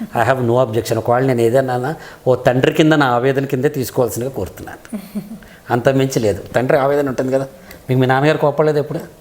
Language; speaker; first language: Telugu; native; Telugu